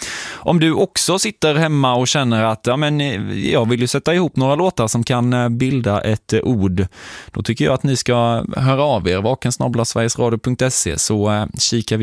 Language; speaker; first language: Swedish; native; Swedish